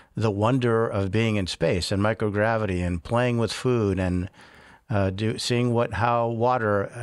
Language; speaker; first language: English; early bilingual, other home language; Spanish